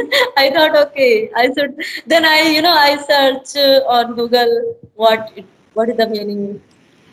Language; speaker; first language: English; non-native, learner; Hindi